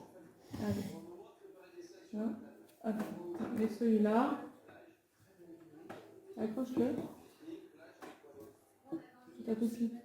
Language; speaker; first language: French; native; French